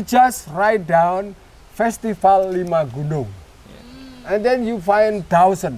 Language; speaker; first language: English; non-native, learner; Indonesian